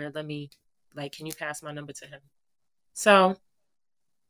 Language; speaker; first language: English; native; English